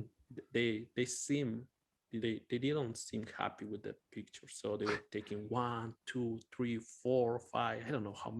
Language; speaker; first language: English; non-native, fluent; Spanish